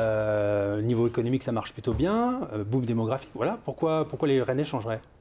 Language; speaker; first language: French; native; French